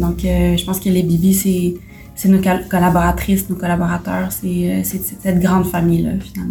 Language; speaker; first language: French; native; French